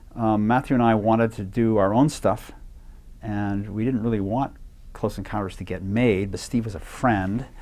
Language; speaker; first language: English; native; English